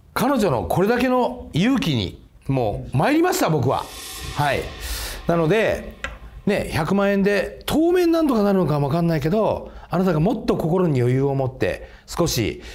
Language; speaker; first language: Japanese; native; Japanese